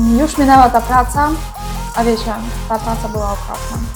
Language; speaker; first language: Polish; non-native, learner; Ukrainian